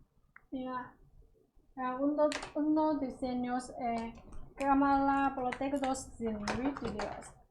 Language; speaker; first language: Spanish; non-native, learner; Chinese